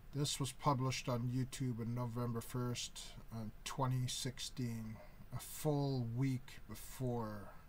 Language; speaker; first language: English; native; English